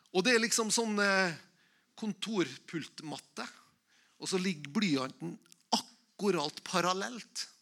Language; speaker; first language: Norwegian; native; Norwegian